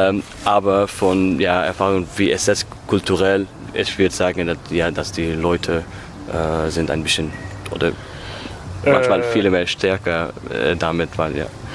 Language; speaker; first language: German; non-native, learner; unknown